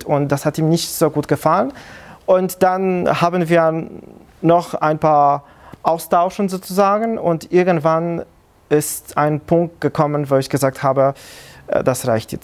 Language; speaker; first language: German; non-native, fluent; Polish